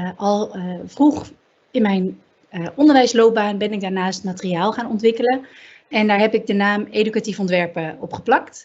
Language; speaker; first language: Dutch; native; Dutch